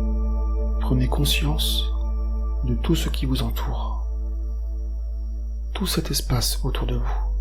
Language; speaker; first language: French; native; French